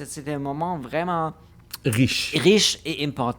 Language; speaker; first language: French; non-native, fluent; German